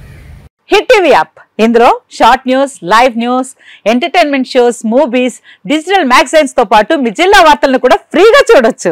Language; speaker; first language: Telugu; native; Telugu